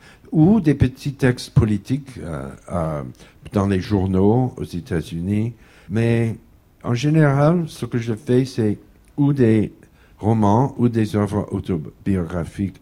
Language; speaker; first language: French; non-native, fluent; English